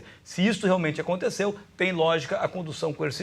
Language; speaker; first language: Portuguese; native; Portuguese